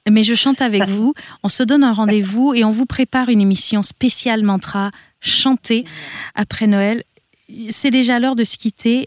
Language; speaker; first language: French; native; French